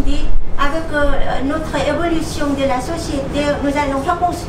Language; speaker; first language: French; non-native, fluent; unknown